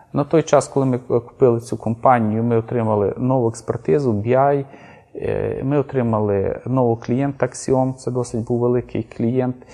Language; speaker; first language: Ukrainian; native; Ukrainian